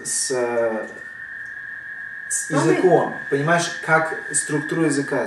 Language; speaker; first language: Russian; early bilingual, heritage; Russian